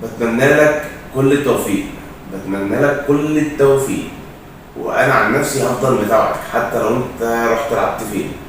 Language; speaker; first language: Arabic; native; Arabic